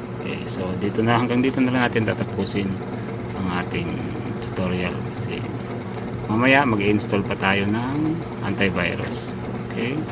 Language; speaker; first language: Filipino; non-native, local second language; Cebuano